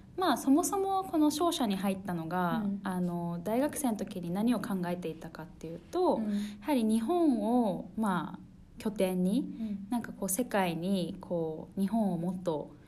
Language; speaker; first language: Japanese; early bilingual, other home language; Chinese